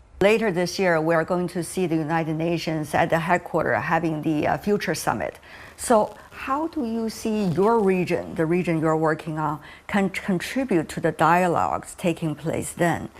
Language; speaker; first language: English; non-native, fluent; Chinese